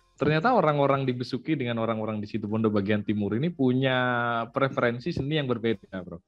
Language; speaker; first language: Indonesian; non-native, local second language; Madurese